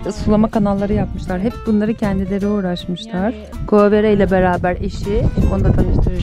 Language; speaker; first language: Turkish; native; Turkish